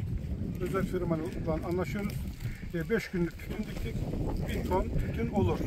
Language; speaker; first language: Turkish; native; Turkish